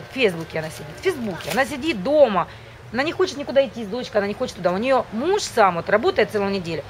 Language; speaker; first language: Russian; native; Russian